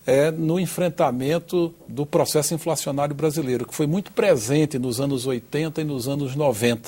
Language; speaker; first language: Portuguese; native; Portuguese